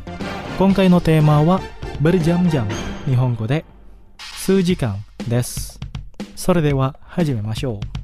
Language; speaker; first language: Japanese; non-native, fluent; Indonesian